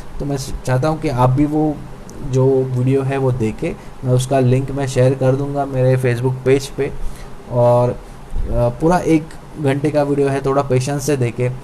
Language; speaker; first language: Hindi; non-native, local second language; Marathi